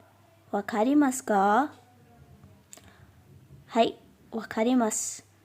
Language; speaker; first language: Japanese; non-native, learner; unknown